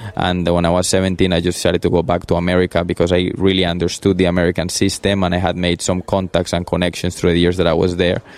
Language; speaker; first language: English; early bilingual, other home language; Spanish